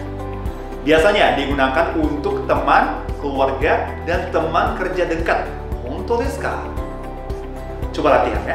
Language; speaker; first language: Indonesian; non-native, fluent; Japanese